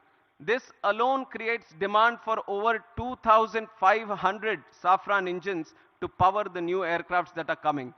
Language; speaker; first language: English; non-native, local second language; Telugu